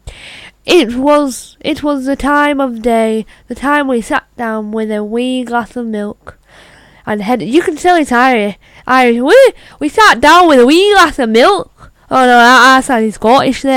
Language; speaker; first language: English; native; English